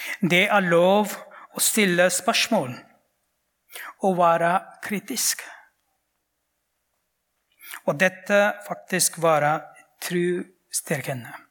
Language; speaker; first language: Norwegian; non-native, fluent; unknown